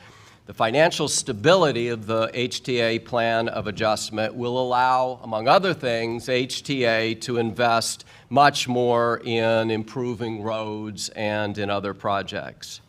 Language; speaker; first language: English; native; English